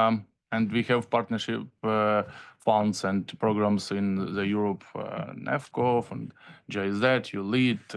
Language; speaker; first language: English; non-native, learner; Ukrainian